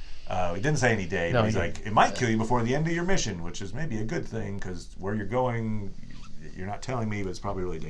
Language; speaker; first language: English; native; English